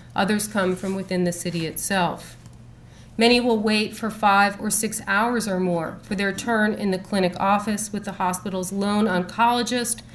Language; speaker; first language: English; native; English